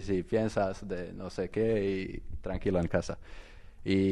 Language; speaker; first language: Spanish; non-native, learner; Croatian